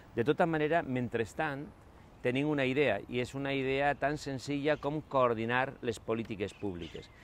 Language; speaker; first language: Catalan; non-native, local second language; Spanish